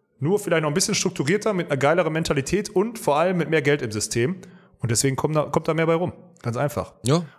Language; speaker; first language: German; native; German